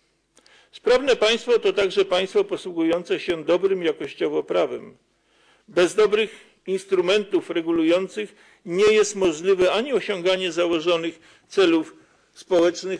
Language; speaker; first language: Polish; native; Polish